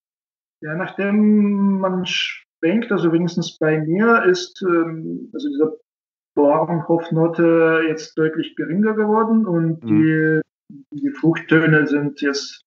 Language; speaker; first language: German; non-native, fluent; Russian